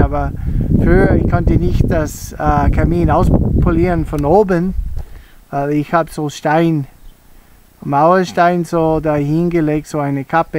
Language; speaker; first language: German; early bilingual, heritage; English